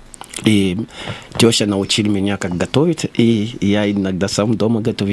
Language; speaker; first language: Russian; non-native, learner; Lingala